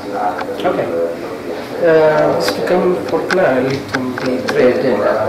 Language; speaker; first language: Norwegian; non-native, learner; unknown